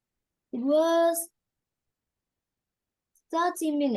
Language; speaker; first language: English; non-native, learner; Vietnamese